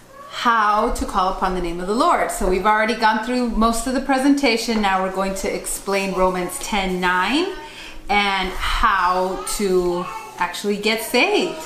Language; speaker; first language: English; native; English